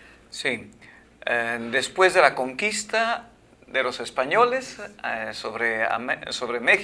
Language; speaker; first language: Spanish; native; Spanish